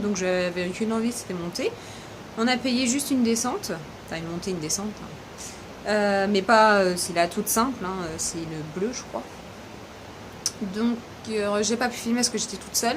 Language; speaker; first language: French; native; French